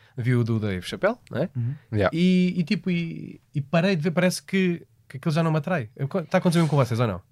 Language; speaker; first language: Portuguese; native; Portuguese